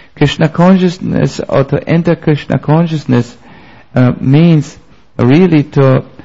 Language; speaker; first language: English; non-native, fluent; German